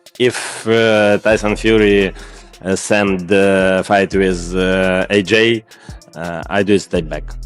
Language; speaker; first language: English; non-native, learner; Ukrainian